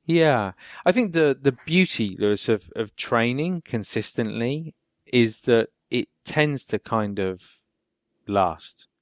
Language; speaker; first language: English; native; English